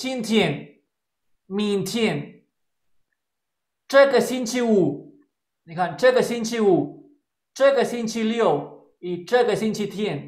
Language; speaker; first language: Chinese; non-native, fluent; Spanish